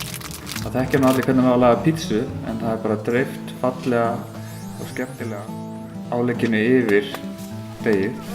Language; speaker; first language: Icelandic; native; Icelandic